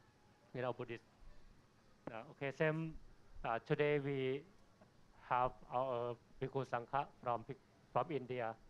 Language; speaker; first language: English; non-native, learner; Thai